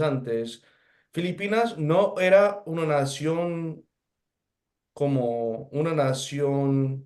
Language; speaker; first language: Spanish; non-native, fluent; English